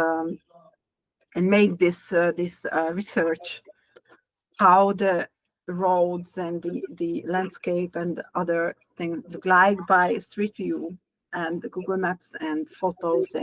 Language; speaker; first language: English; non-native, learner; Hungarian